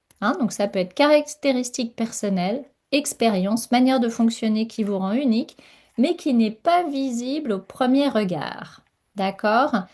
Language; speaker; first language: French; native; French